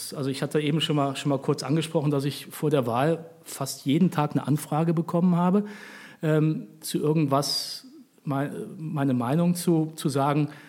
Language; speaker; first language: German; native; German